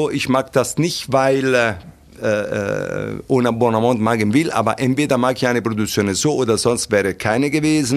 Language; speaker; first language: German; non-native, fluent; Italian